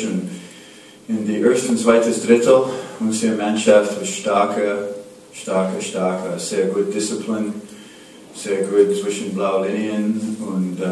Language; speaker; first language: German; non-native, learner; English